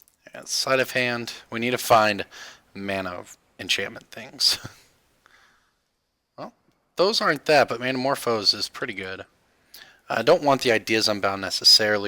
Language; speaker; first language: English; native; English